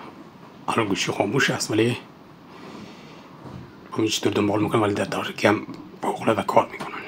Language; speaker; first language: Persian; native; Persian